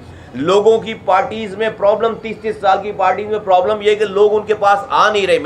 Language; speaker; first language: Urdu; native; Urdu